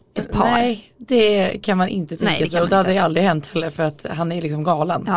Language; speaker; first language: Swedish; native; Swedish